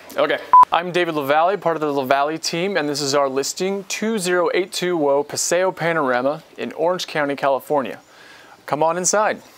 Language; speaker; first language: English; native; English